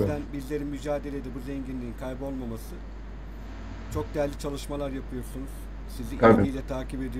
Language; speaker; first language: Turkish; native; Turkish